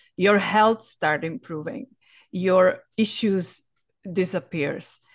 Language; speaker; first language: English; non-native, fluent; Czech